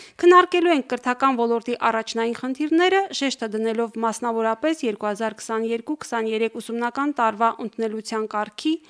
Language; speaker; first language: Armenian; native; Armenian